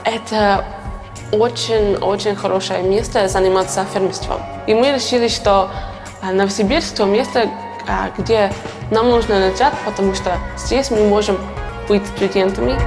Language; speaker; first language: Russian; non-native, learner; English